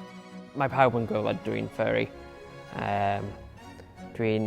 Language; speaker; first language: Welsh; non-native, local second language; English